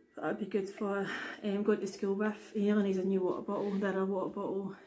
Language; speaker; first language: English; native; English